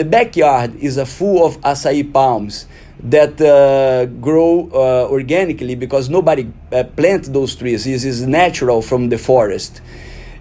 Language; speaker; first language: English; non-native, fluent; Portuguese